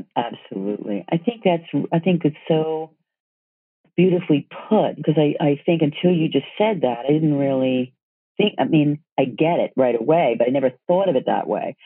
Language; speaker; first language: English; native; English